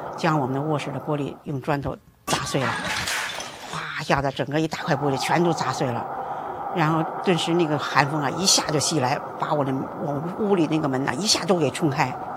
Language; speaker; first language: Chinese; native; Chinese